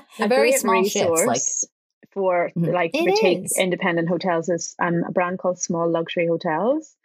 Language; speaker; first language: English; native; English